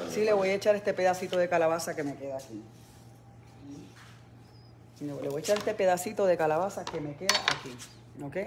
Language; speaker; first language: Spanish; native; Spanish